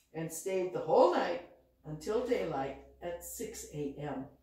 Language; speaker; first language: English; native; English